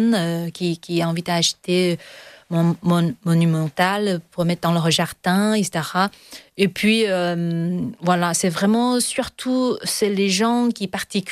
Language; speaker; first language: French; non-native, learner; Chinese